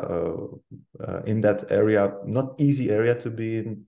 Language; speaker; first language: English; non-native, fluent; Polish